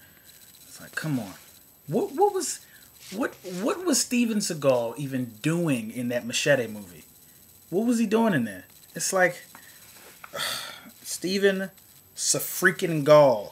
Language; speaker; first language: English; native; English